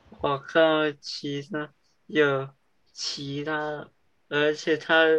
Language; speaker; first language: Chinese; early bilingual, heritage; English